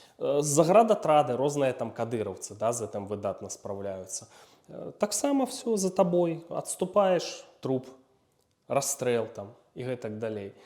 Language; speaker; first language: Belarusian; non-native, local second language; Russian